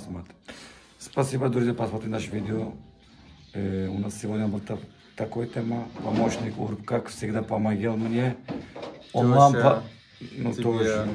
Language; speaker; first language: Russian; non-native, learner; Turkish